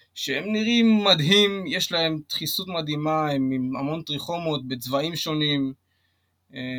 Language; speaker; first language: Hebrew; native; Hebrew